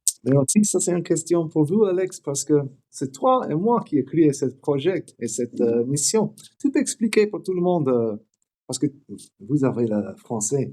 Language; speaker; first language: French; non-native, learner; English